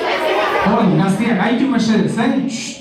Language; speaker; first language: Basque; native; Basque